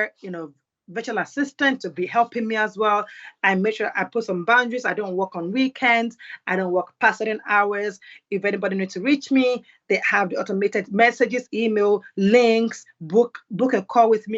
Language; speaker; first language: English; non-native, local second language; Yoruba